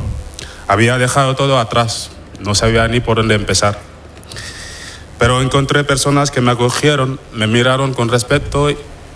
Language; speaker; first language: Spanish; non-native, fluent; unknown